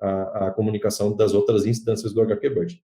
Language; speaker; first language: Portuguese; native; Portuguese